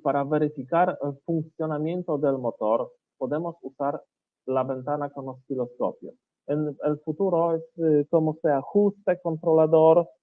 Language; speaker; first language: Spanish; non-native, learner; Polish